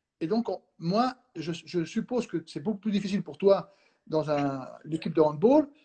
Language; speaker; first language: French; non-native, fluent; Spanish